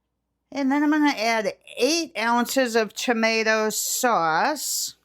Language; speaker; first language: English; native; English